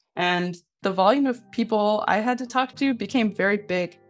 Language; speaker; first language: English; native; English